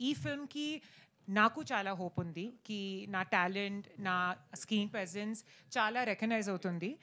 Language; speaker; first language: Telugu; non-native, learner; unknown